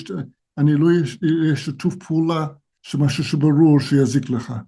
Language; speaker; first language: Hebrew; non-native, fluent; English